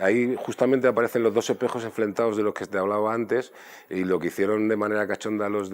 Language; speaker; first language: Spanish; native; Spanish